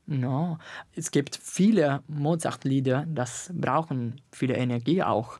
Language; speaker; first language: German; non-native, learner; Italian